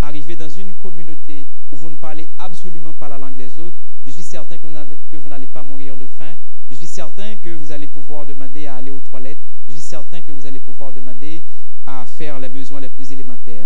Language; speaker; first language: French; non-native, local second language; Haitian Creole